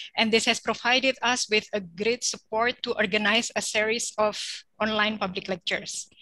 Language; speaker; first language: English; non-native, fluent; Indonesian